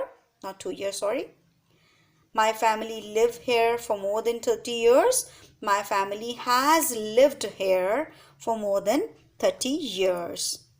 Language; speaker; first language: English; non-native, local second language; Hindi